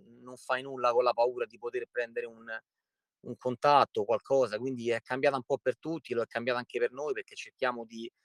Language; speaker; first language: Italian; native; Italian